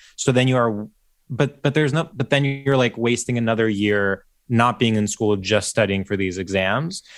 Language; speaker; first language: English; early bilingual, other home language; Greek